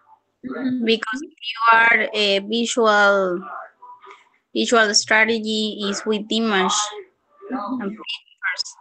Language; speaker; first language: English; non-native, learner; Spanish